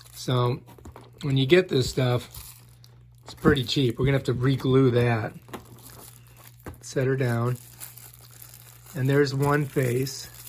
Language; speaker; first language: English; native; English